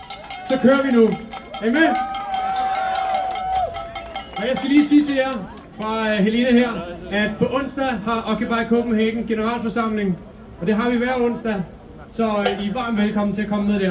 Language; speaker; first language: Danish; native; Danish